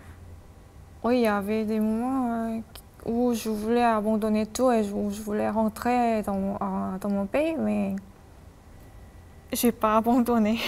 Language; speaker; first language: French; non-native, fluent; Korean